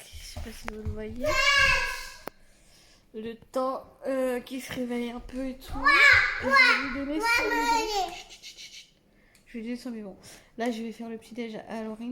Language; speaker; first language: French; native; French